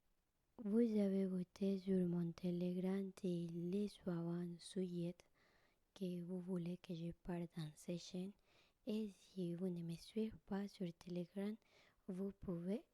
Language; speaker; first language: French; non-native, learner; Spanish